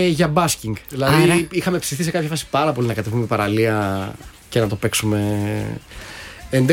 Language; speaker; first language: Greek; native; Greek